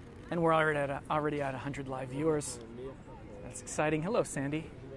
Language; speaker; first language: English; native; English